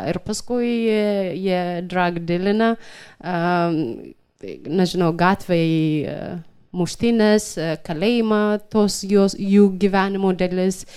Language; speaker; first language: Lithuanian; non-native, fluent; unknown